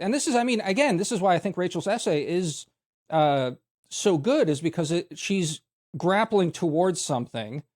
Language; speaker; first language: English; native; English